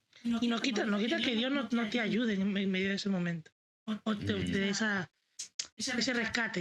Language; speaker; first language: Spanish; native; Spanish